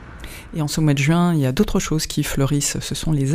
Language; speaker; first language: French; native; French